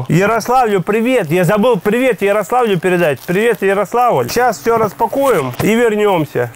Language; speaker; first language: Russian; native; Russian